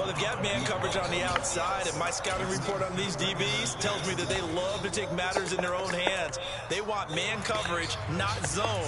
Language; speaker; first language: English; native; English